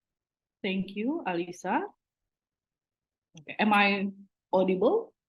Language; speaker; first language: English; non-native, fluent; Indonesian